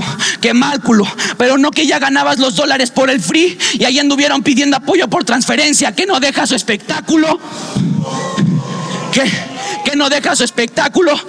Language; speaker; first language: Spanish; native; Spanish